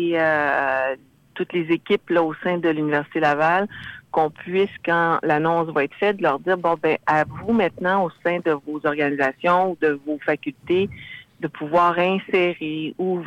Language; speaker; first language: French; native; French